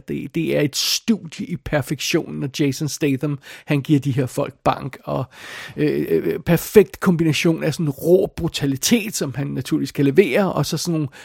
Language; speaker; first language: Danish; native; Danish